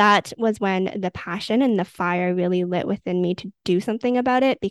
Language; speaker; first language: English; native; English